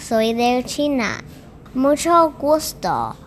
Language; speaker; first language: Spanish; non-native, learner; Chinese